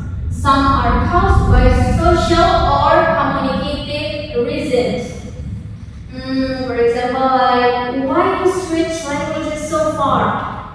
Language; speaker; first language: English; non-native, fluent; Indonesian